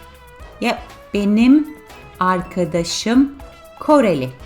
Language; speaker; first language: Turkish; non-native, fluent; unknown